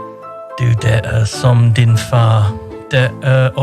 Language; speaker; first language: Norwegian; non-native, learner; English